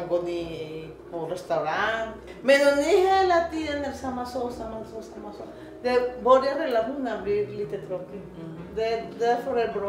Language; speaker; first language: Swedish; non-native, learner; Spanish